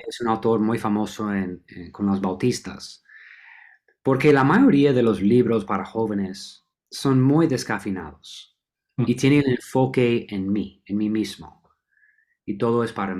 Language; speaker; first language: Spanish; non-native, fluent; English